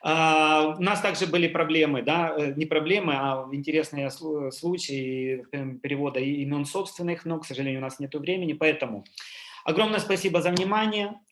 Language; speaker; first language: Russian; native; Russian